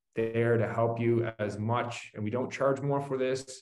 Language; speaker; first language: English; native; English